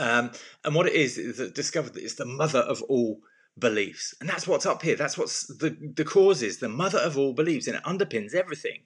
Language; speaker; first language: English; native; English